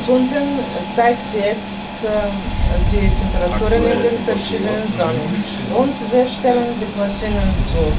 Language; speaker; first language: German; non-native, fluent; Bulgarian